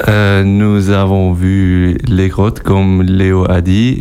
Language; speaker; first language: French; non-native, learner; German